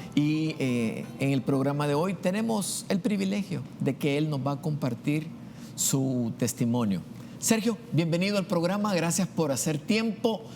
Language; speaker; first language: Spanish; native; Spanish